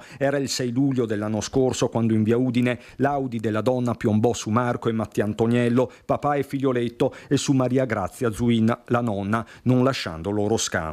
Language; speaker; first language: Italian; native; Italian